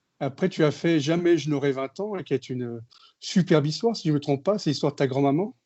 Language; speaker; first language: French; native; French